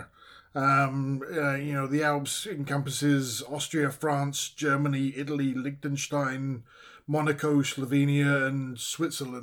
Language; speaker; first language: English; native; English